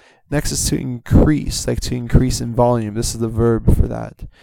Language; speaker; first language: English; native; English